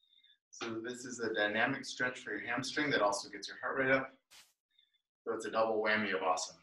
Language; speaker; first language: English; native; English